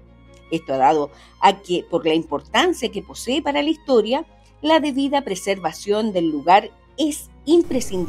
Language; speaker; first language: Spanish; native; Spanish